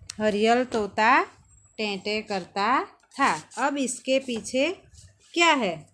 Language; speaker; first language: Hindi; non-native, local second language; Gujarati